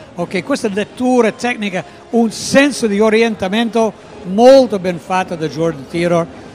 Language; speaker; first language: Italian; non-native, fluent; English